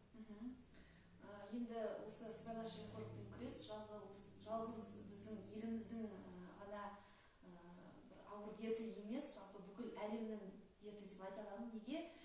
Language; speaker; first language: Kazakh; native; Kazakh